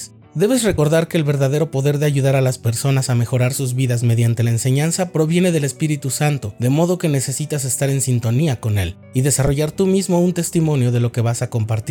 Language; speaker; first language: Spanish; native; Spanish